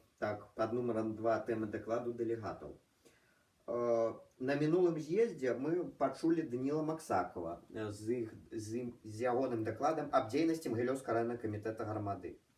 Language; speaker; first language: Belarusian; non-native, local second language; Russian